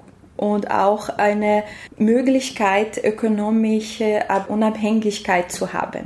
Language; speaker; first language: German; non-native, learner; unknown